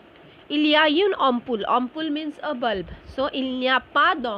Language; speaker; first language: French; non-native, fluent; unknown